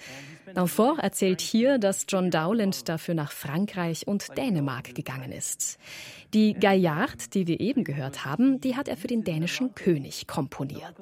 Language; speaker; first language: German; native; German